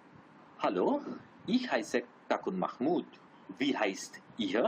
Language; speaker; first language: German; non-native, fluent; Bangla